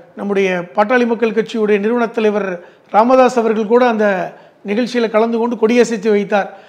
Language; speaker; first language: Tamil; native; Tamil